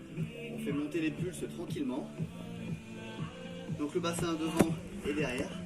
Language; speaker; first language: French; native; French